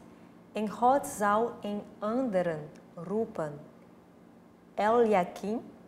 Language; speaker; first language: Dutch; non-native, fluent; Portuguese